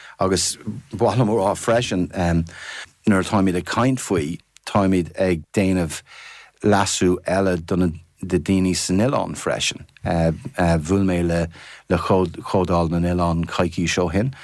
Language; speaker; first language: Irish; non-native, fluent; English